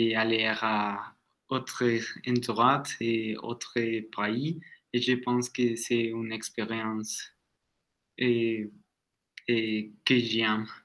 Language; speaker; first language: French; non-native, learner; Spanish